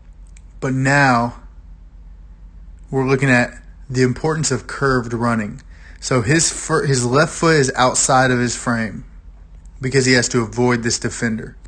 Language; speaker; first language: English; native; English